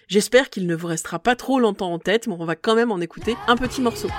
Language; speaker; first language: French; native; French